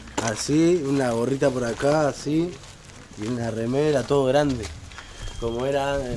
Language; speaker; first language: Spanish; native; Spanish